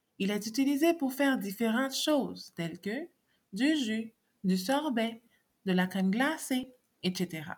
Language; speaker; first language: French; non-native, local second language; Haitian Creole